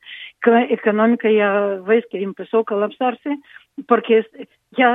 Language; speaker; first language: Spanish; non-native, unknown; Ukrainian